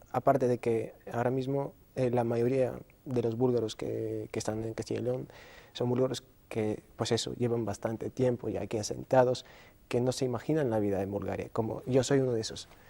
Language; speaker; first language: Spanish; non-native, fluent; Bulgarian